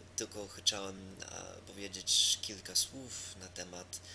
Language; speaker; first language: Polish; non-native, fluent; English